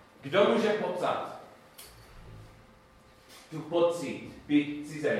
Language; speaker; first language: Czech; non-native, learner; English